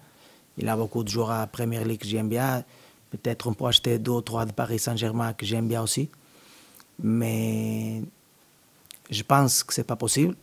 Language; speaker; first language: French; non-native, learner; Portuguese